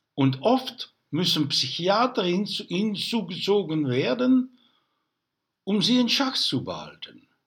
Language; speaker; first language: German; non-native, learner; Dutch